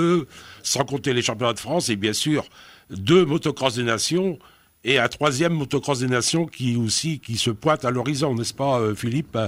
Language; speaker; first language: French; native; French